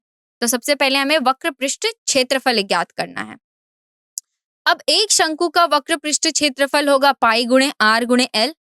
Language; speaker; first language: Hindi; native; Hindi